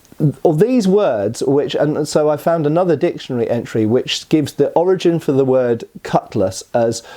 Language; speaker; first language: English; native; English